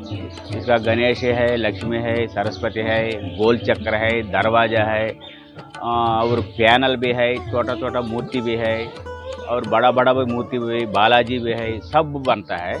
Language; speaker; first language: Hindi; non-native, local second language; Telugu